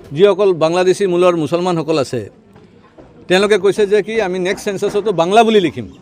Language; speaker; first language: Assamese; non-native, local second language; Bangla